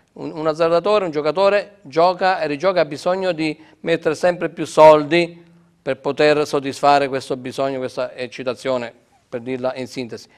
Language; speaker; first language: Italian; native; Italian